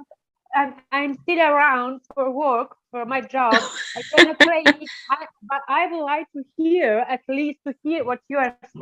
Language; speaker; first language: English; non-native, learner; Italian